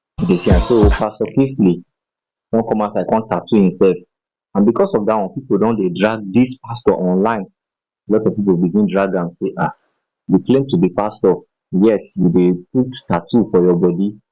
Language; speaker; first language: Nigerian Pidgin; native; Nigerian Pidgin